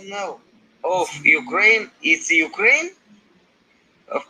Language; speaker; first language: English; non-native, learner; Russian